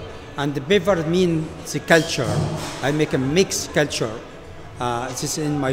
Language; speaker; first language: English; non-native, learner; Arabic